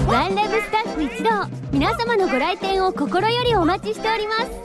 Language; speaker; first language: Japanese; native; Japanese